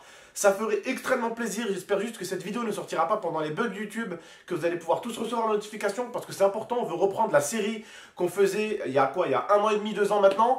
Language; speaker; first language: French; native; French